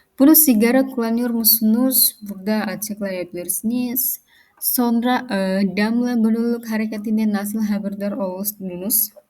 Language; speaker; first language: Turkish; non-native, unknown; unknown